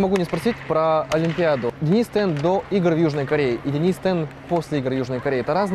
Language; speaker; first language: Russian; native; Russian